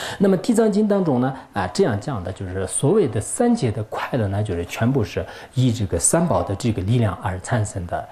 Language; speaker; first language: Chinese; non-native, local second language; Tibetan